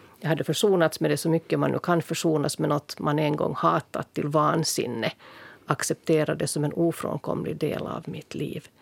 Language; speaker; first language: Swedish; native; Swedish